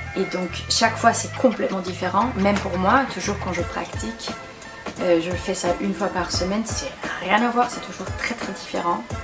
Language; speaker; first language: French; non-native, fluent; German